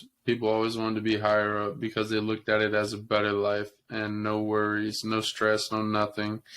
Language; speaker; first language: English; native; English